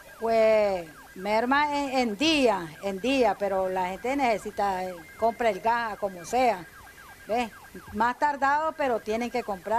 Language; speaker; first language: Spanish; native; Spanish